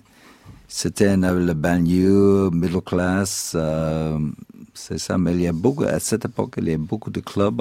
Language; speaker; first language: French; non-native, fluent; English